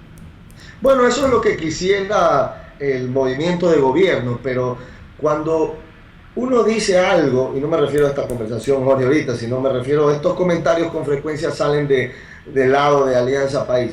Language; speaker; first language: Spanish; native; Spanish